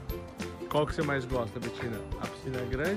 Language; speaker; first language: Portuguese; native; Portuguese